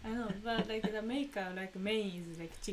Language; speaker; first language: English; non-native, learner; Japanese